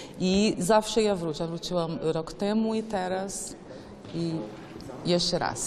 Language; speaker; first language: Polish; non-native, learner; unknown